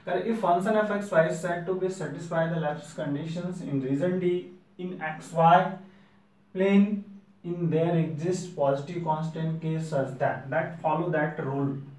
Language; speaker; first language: English; non-native, local second language; Hindi